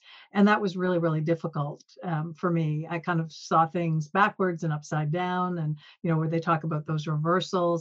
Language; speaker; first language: English; native; English